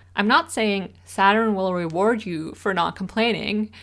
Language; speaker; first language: English; non-native, fluent; Swiss German